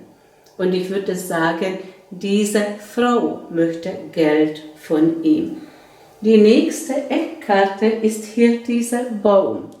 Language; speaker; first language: German; non-native, fluent; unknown